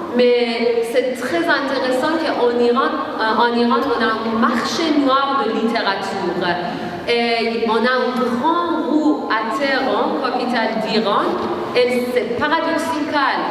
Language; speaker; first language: French; non-native, learner; Persian